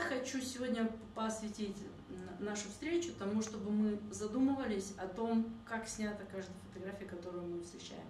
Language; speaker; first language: Russian; native; Russian